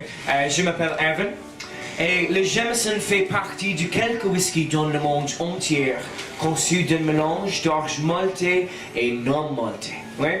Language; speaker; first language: French; non-native, learner; English